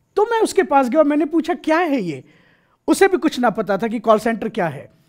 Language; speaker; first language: Hindi; native; Hindi